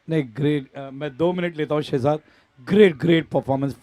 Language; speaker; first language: Hindi; non-native, local second language; Marathi